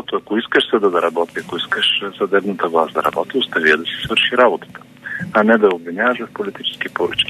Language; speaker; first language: Bulgarian; native; Bulgarian